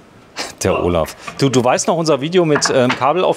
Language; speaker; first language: German; native; German